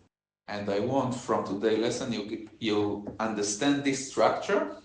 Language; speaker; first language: English; non-native, learner; Hebrew